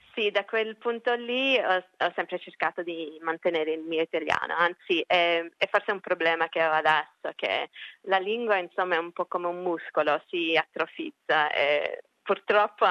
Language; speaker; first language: Italian; early bilingual, heritage; Italian